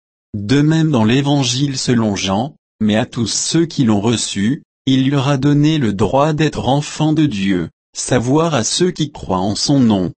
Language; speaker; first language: French; native; French